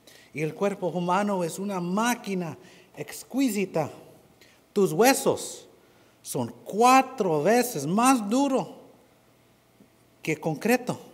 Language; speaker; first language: Spanish; non-native, fluent; English